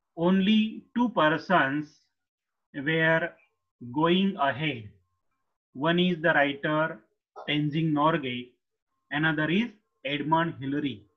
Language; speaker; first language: English; non-native, local second language; Marathi